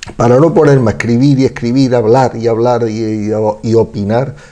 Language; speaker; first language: Spanish; native; Spanish